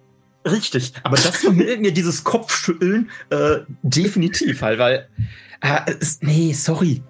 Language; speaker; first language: German; native; German